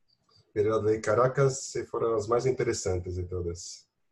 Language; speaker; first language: Spanish; non-native, learner; Portuguese